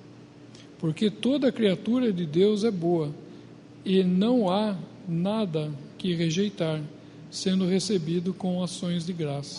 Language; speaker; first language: Portuguese; native; Portuguese